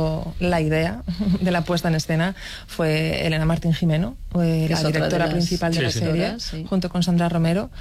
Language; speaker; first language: Spanish; native; Spanish